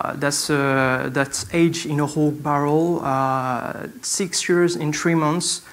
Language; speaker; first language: English; non-native, fluent; French